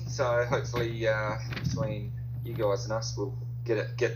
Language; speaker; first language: English; native; English